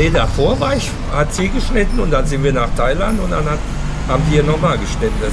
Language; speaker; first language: German; native; German